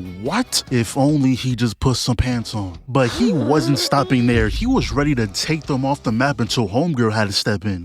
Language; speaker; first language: English; native; English